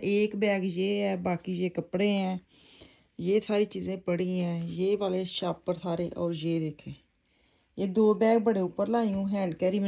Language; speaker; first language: Urdu; non-native, local second language; Punjabi